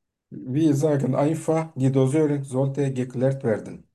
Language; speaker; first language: German; non-native, fluent; Turkish